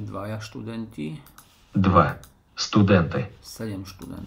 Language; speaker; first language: Ukrainian; non-native, learner; Slovak